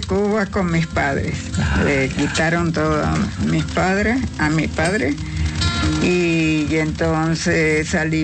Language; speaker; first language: Spanish; native; Spanish